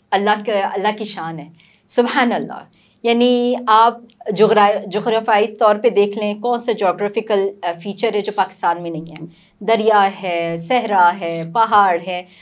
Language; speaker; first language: Urdu; native; Urdu